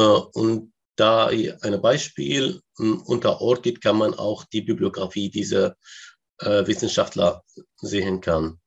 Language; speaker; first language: German; non-native, learner; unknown